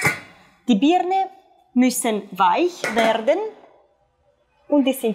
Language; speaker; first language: German; non-native, fluent; Italian